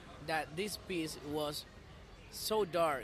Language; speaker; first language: English; non-native, fluent; Spanish